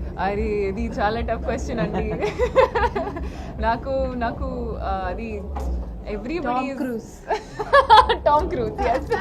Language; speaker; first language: Telugu; non-native, learner; Hindi